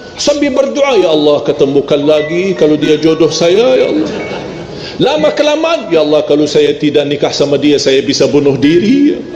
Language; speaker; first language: Malay; non-native, fluent; Arabic